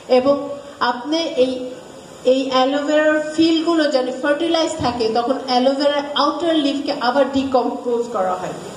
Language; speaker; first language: Bangla; early bilingual, heritage; Bangla